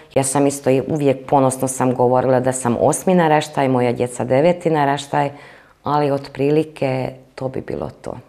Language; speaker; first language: Croatian; non-native, local second language; Hungarian